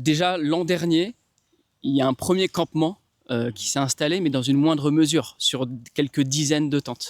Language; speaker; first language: French; native; French